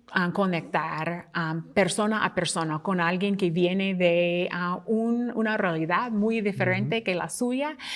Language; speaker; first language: Spanish; non-native, fluent; English